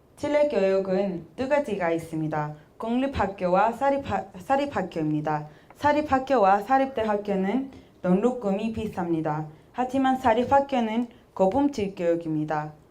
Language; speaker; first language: Korean; non-native, fluent; Spanish